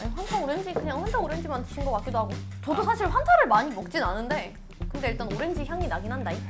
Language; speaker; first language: Korean; non-native, fluent; Russian